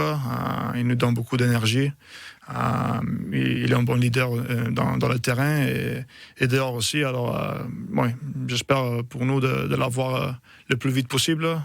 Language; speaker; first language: French; non-native, fluent; Italian